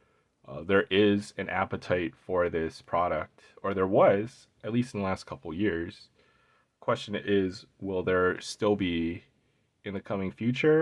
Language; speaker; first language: English; native; English